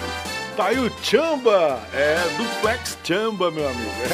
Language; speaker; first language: Portuguese; native; Portuguese